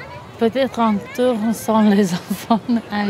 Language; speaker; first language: French; non-native, learner; Persian